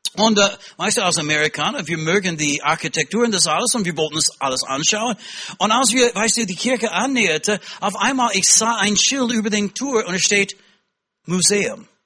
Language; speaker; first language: German; non-native, fluent; English